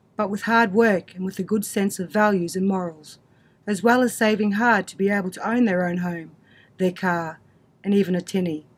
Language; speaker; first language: English; native; English